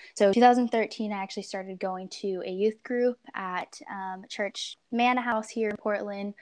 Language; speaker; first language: English; native; English